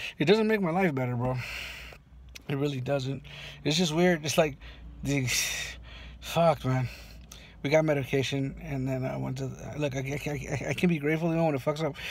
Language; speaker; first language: English; early bilingual, other home language; Spanish